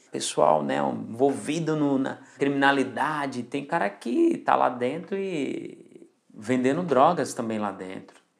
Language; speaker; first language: Portuguese; native; Portuguese